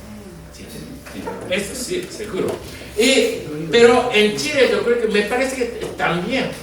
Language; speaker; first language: Spanish; non-native, fluent; Japanese